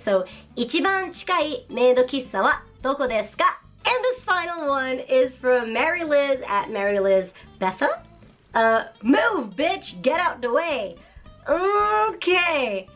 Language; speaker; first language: English; early bilingual, other home language; Japanese